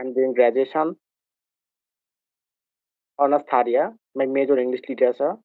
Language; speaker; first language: English; non-native, learner; Bangla